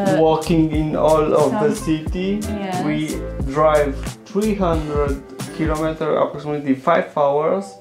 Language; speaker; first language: English; non-native, learner; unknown